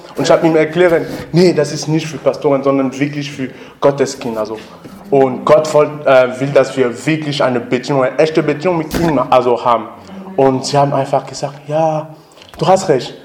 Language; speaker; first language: German; non-native, learner; French